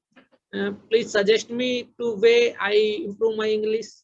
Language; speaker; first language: English; non-native, learner; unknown